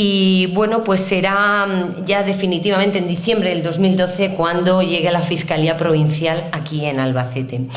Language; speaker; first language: Spanish; native; Spanish